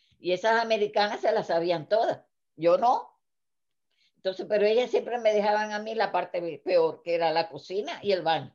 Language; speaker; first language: Spanish; native; Spanish